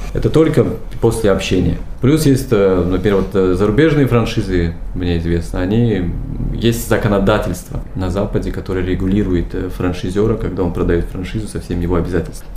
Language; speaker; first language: Russian; non-native, local second language; Tajik